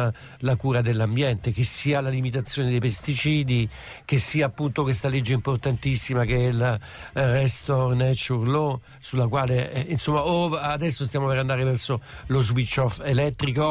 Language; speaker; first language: Italian; native; Italian